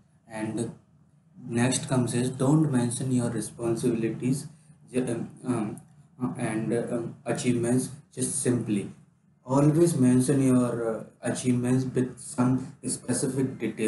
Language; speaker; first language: English; non-native, local second language; Hindi